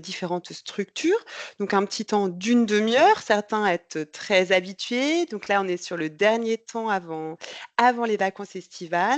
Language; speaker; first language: French; native; French